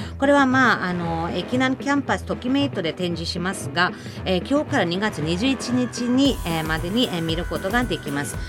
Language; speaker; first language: Japanese; non-native, fluent; German